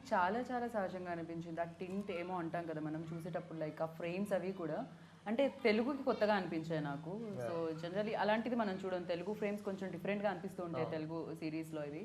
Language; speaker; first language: Telugu; native; Telugu